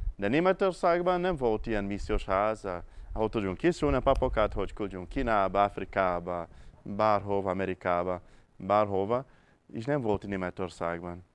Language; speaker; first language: Hungarian; non-native, fluent; Portuguese